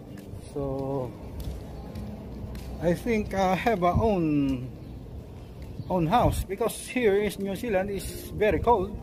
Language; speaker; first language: English; non-native, learner; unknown